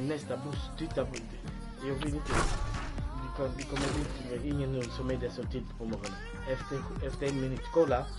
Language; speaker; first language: Swedish; non-native, learner; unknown